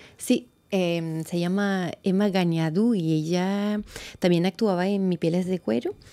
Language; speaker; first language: Spanish; non-native, fluent; French